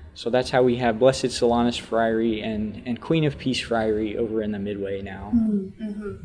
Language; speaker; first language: English; native; English